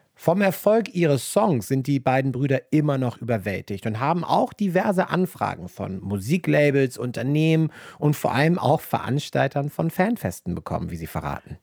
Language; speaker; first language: German; native; German